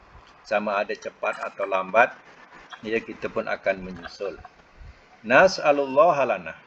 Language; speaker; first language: Malay; native; Malay